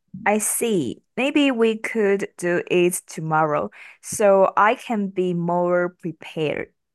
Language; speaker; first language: English; non-native, learner; Chinese